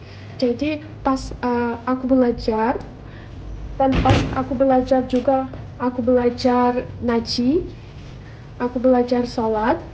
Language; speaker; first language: Indonesian; non-native, fluent; Russian